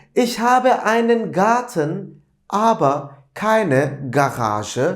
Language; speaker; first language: German; non-native, fluent; Turkish